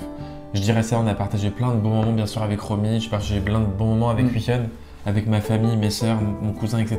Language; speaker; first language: French; native; French